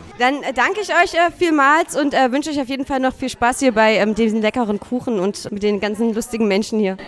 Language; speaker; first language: German; native; German